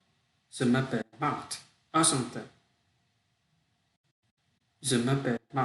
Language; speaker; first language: French; non-native, learner; Vietnamese